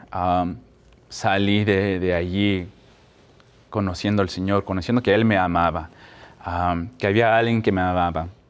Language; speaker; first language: Spanish; early bilingual, heritage; Spanish